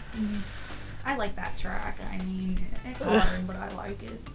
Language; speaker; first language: English; native; English